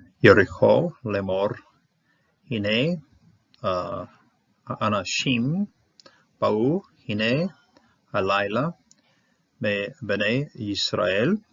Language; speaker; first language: Hebrew; non-native, fluent; English